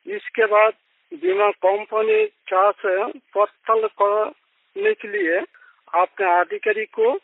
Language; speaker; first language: Hindi; non-native, local second language; Bangla